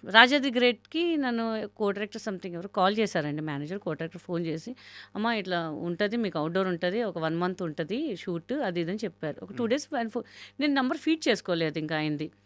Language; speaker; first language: Telugu; non-native, local second language; Hindi